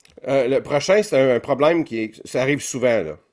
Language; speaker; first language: French; native; French